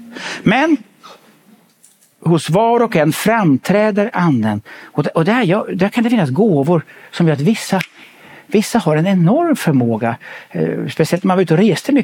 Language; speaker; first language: Swedish; native; Swedish